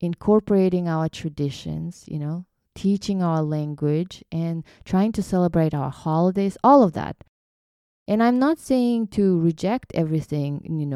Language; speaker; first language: English; non-native, fluent; Kyrgyz